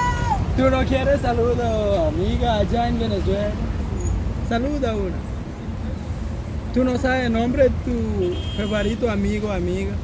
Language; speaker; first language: Spanish; non-native, learner; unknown